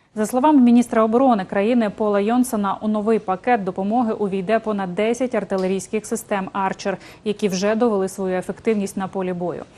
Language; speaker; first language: Ukrainian; native; Ukrainian